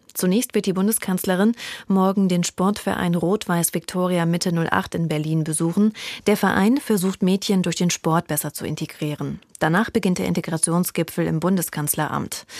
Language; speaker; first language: German; native; German